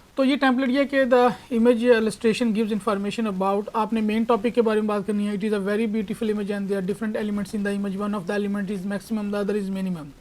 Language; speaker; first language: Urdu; non-native, local second language; Punjabi